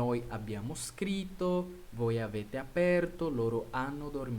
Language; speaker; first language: Italian; non-native, fluent; Portuguese